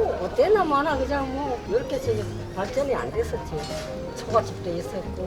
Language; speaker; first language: Korean; native; Korean